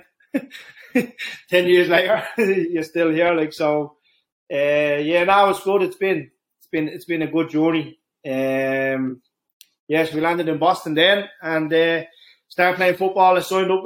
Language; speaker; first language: English; native; English